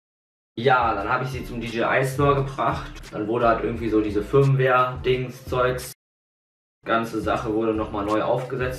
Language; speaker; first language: German; native; German